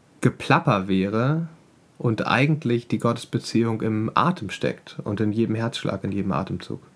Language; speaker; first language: German; native; German